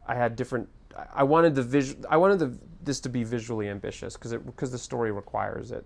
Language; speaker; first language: English; native; English